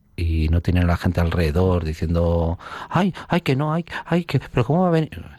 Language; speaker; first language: Spanish; native; Spanish